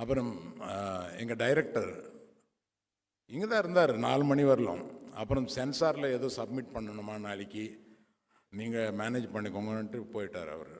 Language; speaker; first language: Tamil; non-native, local second language; Telugu